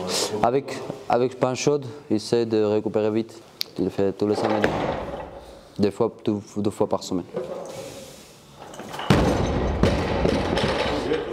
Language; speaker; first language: French; non-native, learner; Georgian